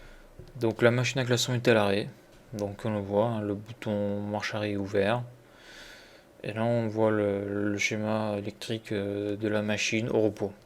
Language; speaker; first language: French; native; French